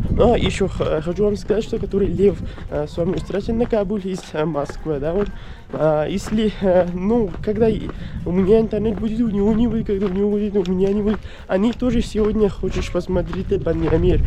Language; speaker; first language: Russian; non-native, learner; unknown